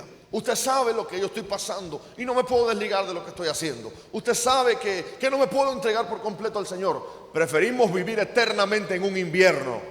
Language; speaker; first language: Spanish; native; Spanish